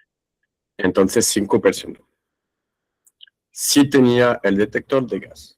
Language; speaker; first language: Spanish; non-native, fluent; French